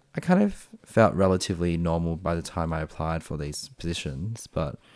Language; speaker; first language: English; non-native, local second language; Vietnamese